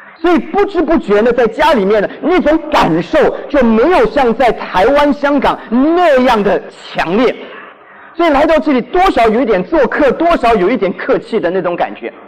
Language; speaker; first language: Chinese; non-native, local second language; Cantonese